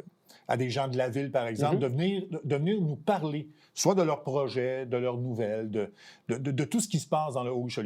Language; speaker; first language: French; native; French